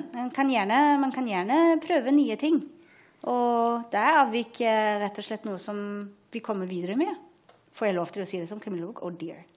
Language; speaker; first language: Norwegian; non-native, fluent; German